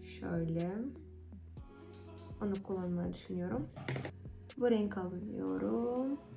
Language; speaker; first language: Turkish; non-native, fluent; Russian